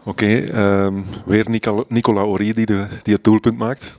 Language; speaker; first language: Dutch; native; Dutch